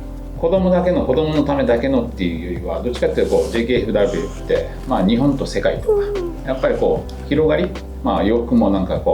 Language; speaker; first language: Japanese; native; Japanese